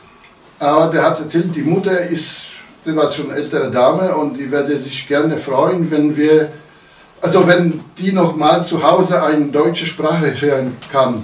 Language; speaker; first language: German; non-native, local second language; Polish